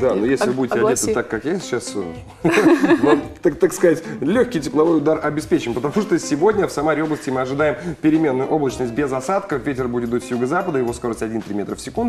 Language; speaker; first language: Russian; native; Russian